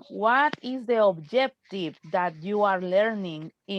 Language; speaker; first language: English; non-native, fluent; Spanish